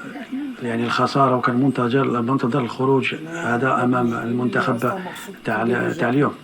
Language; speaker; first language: Arabic; native; Arabic